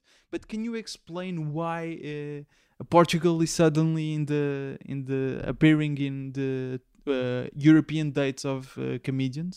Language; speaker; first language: English; non-native, fluent; Portuguese